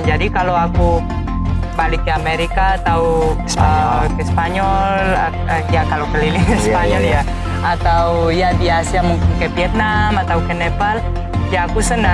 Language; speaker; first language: Indonesian; non-native, fluent; Spanish